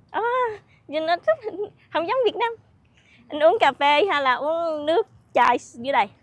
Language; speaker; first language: Vietnamese; native; Vietnamese